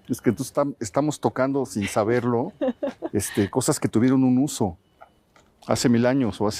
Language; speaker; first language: Spanish; native; Spanish